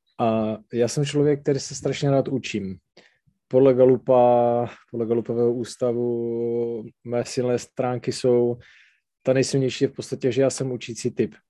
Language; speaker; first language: Czech; non-native, local second language; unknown